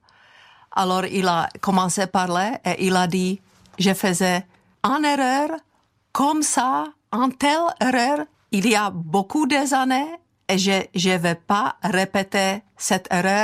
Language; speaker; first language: French; non-native, fluent; Czech